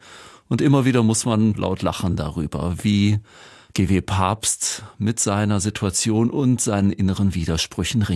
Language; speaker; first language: German; native; German